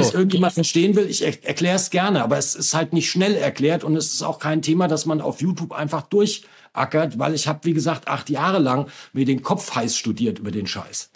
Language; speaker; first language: German; native; German